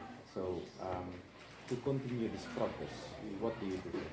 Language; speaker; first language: English; non-native, learner; Indonesian